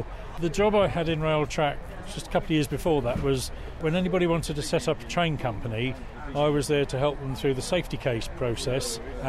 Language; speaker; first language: English; native; English